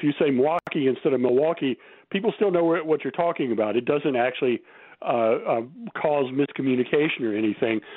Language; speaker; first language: English; native; English